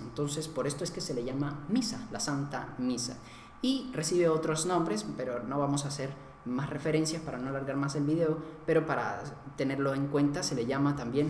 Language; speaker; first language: Spanish; native; Spanish